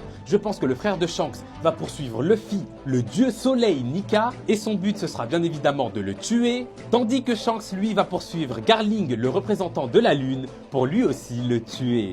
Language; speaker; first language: French; native; French